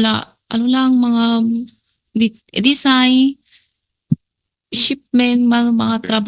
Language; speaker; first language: Filipino; non-native, learner; Chinese